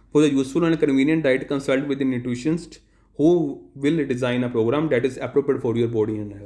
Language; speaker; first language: English; non-native, local second language; Punjabi